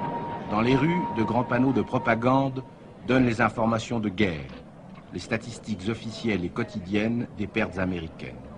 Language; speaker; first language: French; native; French